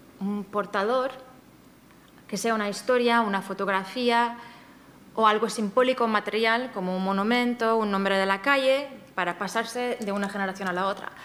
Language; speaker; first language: Spanish; non-native, fluent; German